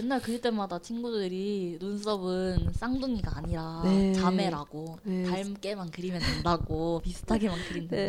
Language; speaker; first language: Korean; non-native, learner; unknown